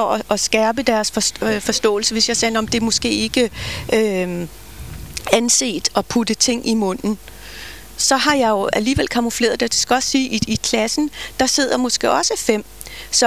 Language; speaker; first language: Danish; native; Danish